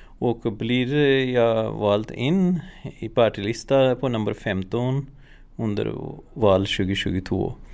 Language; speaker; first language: Swedish; non-native, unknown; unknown